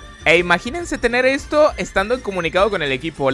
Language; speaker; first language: Spanish; native; Spanish